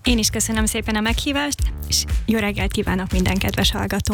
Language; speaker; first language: Hungarian; native; Hungarian